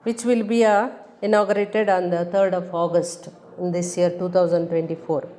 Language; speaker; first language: English; non-native, local second language; Kannada